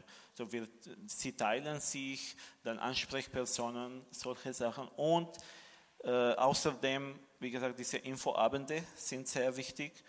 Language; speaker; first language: German; non-native, fluent; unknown